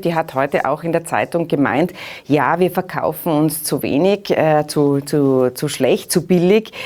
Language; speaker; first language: German; native; German